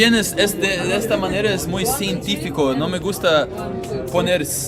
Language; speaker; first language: Spanish; non-native, learner; English